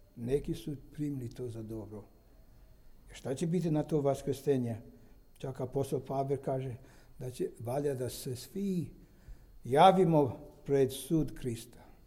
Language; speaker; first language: Serbian; non-native, fluent; Romanian